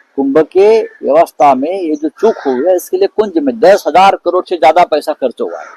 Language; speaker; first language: Hindi; non-native, local second language; Marathi